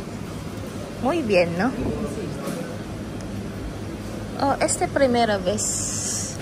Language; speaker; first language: Spanish; non-native, learner; Filipino